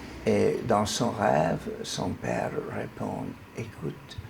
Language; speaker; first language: French; non-native, learner; Hungarian